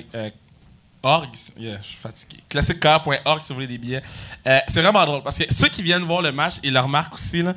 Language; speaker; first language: French; native; French